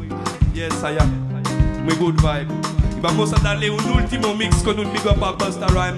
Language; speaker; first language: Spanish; non-native, fluent; French